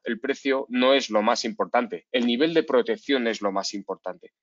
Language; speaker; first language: Spanish; native; Spanish